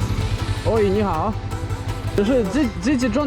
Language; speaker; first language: Chinese; non-native, fluent; Russian